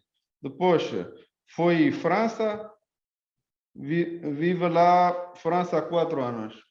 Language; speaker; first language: Portuguese; non-native, learner; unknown